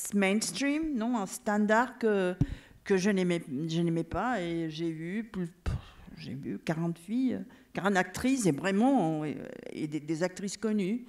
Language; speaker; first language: French; non-native, fluent; Catalan